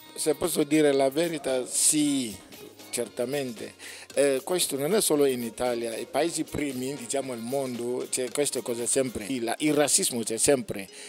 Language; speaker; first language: Italian; non-native, fluent; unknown